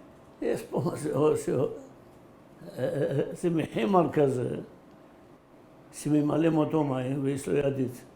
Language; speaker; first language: Hebrew; early bilingual, other home language; Arabic